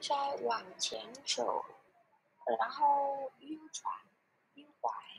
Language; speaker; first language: Chinese; non-native, learner; Vietnamese